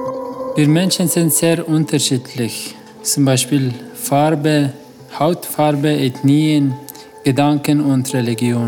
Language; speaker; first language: German; non-native, learner; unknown